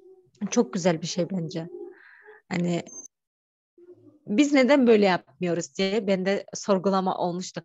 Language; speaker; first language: Turkish; non-native, fluent; Kyrgyz